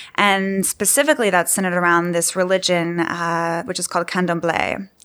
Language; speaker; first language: English; native; English